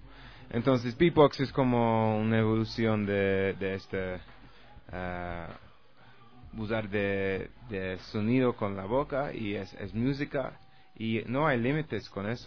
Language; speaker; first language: Spanish; non-native, learner; English